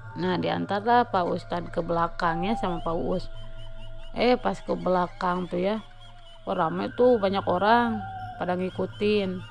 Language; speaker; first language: Indonesian; non-native, local second language; Sundanese